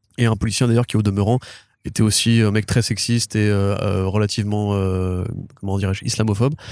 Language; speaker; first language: French; native; French